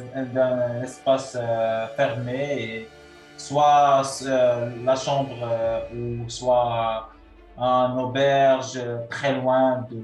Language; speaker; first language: French; non-native, local second language; Arabic